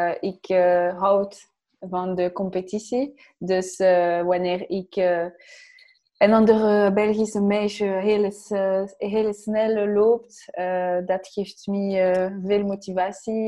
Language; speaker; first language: Dutch; non-native, learner; French